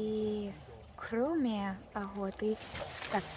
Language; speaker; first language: Russian; non-native, learner; English